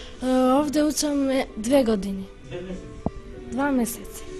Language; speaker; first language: Macedonian; early bilingual, heritage; Macedonian